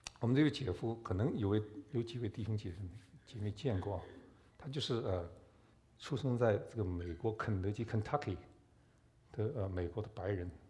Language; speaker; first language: Chinese; native; Chinese